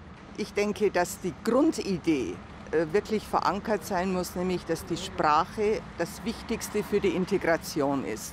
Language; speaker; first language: German; native; German